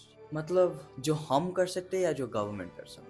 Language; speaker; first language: Hindi; early bilingual, heritage; English